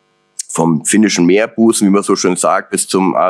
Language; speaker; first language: German; native; German